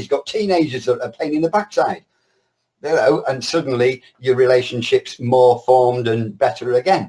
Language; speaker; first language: English; native; English